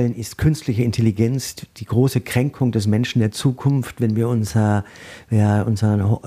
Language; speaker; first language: German; native; German